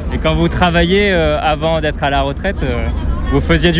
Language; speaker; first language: French; native; French